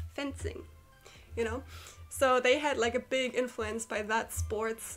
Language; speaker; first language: English; non-native, fluent; German